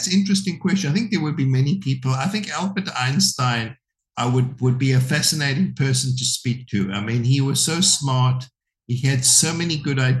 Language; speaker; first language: English; native; English